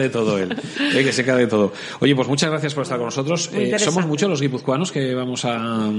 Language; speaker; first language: Spanish; native; Spanish